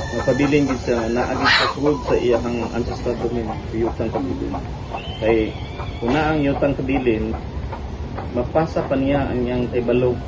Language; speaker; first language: Cebuano; non-native, local second language; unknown